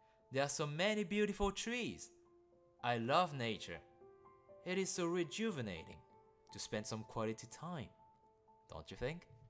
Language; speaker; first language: English; non-native, fluent; French